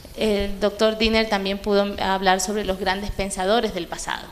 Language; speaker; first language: Spanish; native; Spanish